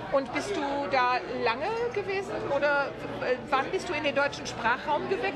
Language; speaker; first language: German; native; German